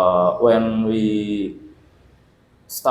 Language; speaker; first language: English; non-native, learner; Indonesian